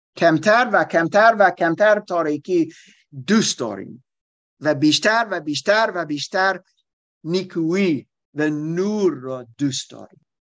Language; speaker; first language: Persian; non-native, learner; German